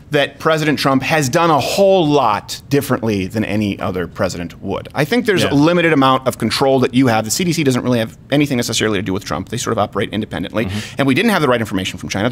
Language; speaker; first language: English; native; English